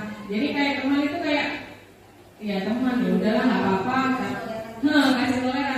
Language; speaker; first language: Indonesian; native; Indonesian